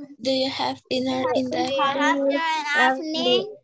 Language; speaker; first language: English; non-native, local second language; Indonesian